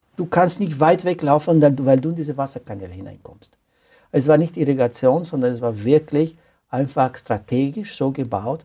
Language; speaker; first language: German; non-native, fluent; Romanian